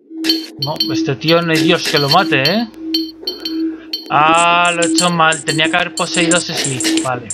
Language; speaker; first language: Spanish; native; Spanish